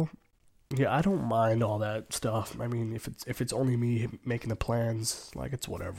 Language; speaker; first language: English; native; English